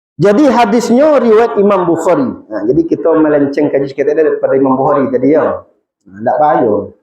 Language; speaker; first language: Malay; non-native, local second language; Minangkabau